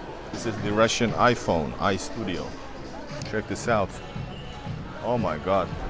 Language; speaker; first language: English; non-native, fluent; Russian